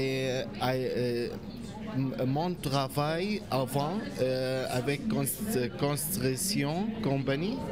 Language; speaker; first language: French; non-native, learner; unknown